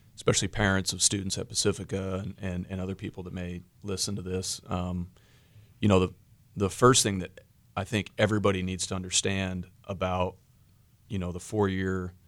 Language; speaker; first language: English; native; English